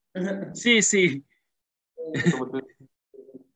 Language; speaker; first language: Spanish; non-native, learner; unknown